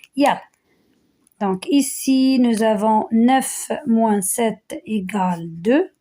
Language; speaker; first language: French; non-native, local second language; Arabic